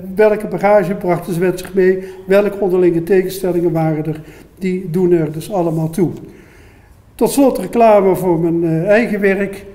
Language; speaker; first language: Dutch; native; Dutch